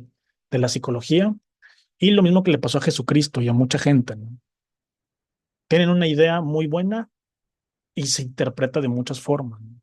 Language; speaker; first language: Spanish; native; Spanish